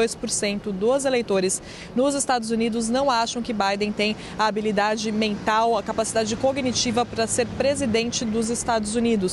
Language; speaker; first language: Portuguese; native; Portuguese